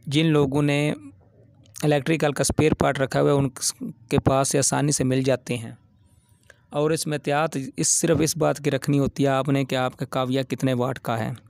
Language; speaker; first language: Urdu; non-native, local second language; Punjabi